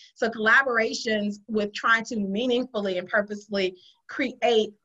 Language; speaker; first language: English; native; English